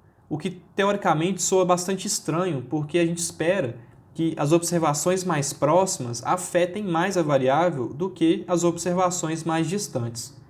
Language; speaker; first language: Portuguese; native; Portuguese